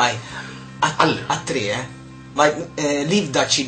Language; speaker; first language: Italian; native; Italian